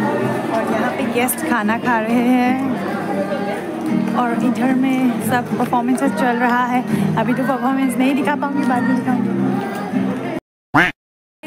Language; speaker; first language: Hindi; non-native, local second language; Assamese